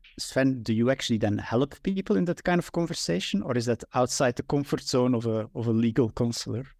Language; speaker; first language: English; non-native, fluent; Dutch